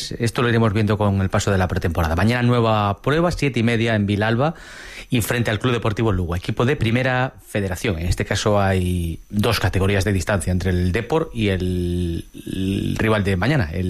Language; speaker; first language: Spanish; native; Spanish